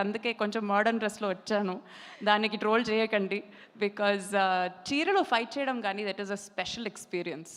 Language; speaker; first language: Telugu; non-native, fluent; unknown